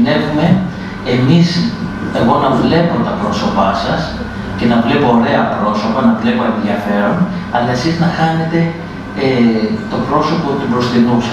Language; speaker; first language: Greek; native; Greek